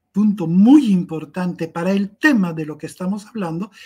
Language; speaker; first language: Spanish; native; Spanish